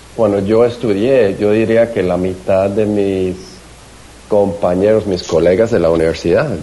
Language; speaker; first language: Spanish; early bilingual, heritage; Spanish